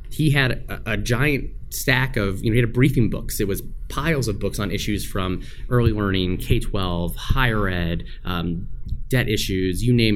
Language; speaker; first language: English; native; English